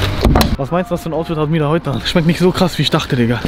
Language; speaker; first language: German; native; German